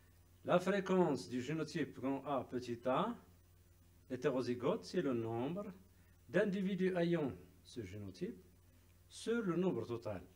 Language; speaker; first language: French; non-native, local second language; Arabic